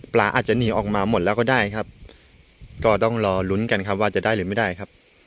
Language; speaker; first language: Thai; non-native, local second language; S'gaw Karen